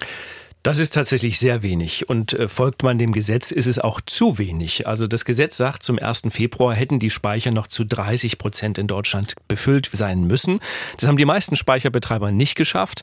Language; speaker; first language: German; native; German